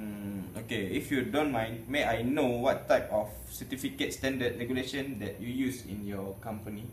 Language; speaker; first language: English; non-native, local second language; Malay